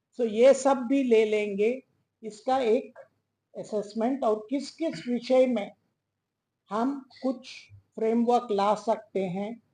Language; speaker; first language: Hindi; non-native, local second language; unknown